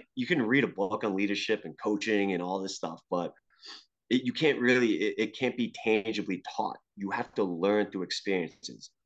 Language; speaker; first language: English; native; English